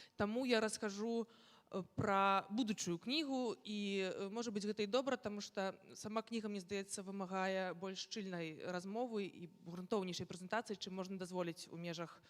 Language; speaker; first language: Belarusian; non-native, local second language; Russian